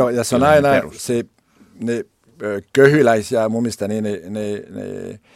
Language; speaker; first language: Finnish; non-native, learner; French